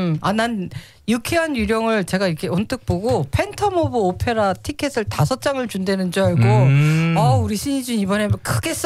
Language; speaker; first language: Korean; native; Korean